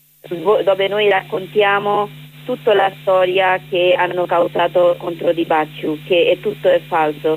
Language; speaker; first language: Italian; non-native, learner; Bangla